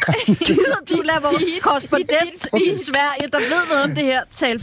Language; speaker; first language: Danish; native; Danish